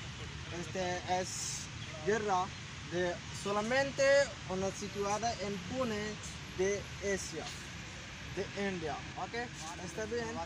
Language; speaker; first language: Spanish; non-native, learner; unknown